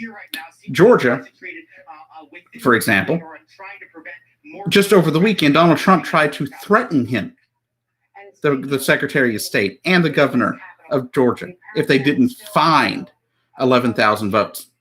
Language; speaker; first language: English; native; English